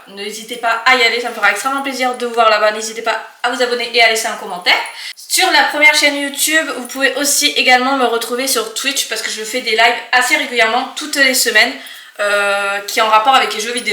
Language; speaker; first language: French; native; French